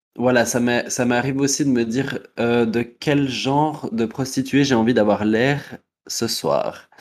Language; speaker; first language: French; native; French